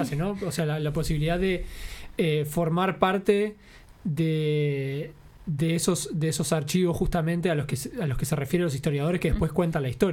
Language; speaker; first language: Spanish; native; Spanish